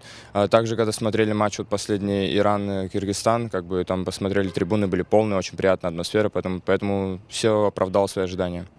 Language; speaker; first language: Russian; native; Russian